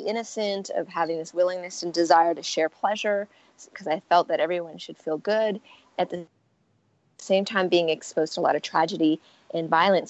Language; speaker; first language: English; early bilingual, other home language; French